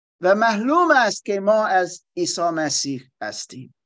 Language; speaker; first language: Persian; non-native, learner; German